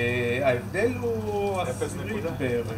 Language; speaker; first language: Hebrew; native; Hebrew